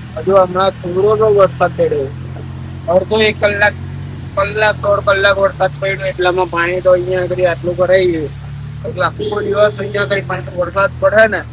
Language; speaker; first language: Gujarati; native; Gujarati